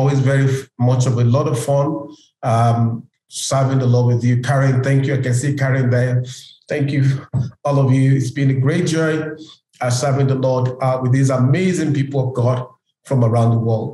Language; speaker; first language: English; non-native, local second language; Yoruba